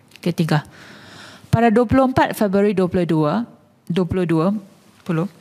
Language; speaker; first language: Malay; native; Malay